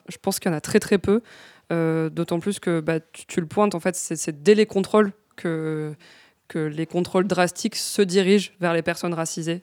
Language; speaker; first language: French; native; French